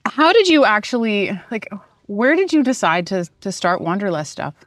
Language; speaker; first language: English; native; English